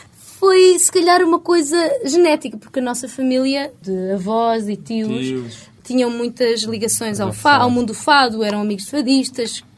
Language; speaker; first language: Portuguese; native; Portuguese